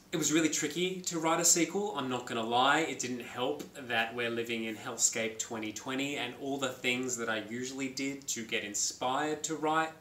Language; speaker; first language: English; native; English